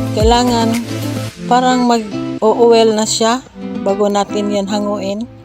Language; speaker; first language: Filipino; non-native, local second language; Cebuano